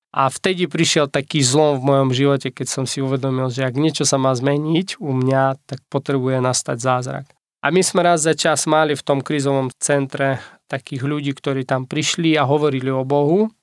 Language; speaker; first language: Slovak; non-native, fluent; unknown